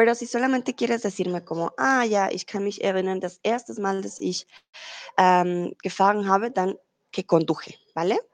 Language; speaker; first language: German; non-native, fluent; Spanish